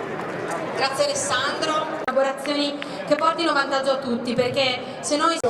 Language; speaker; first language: Italian; native; Italian